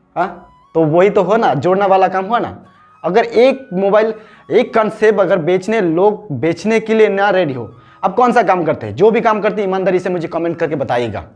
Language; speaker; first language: Hindi; non-native, local second language; Bangla